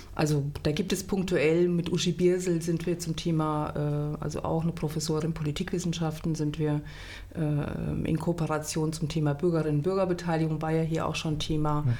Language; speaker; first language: German; native; German